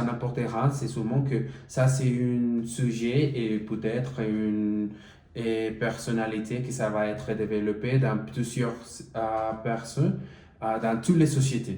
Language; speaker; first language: French; non-native, learner; Spanish